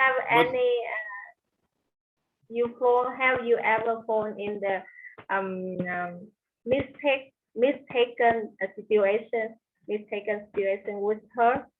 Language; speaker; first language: English; non-native, learner; Vietnamese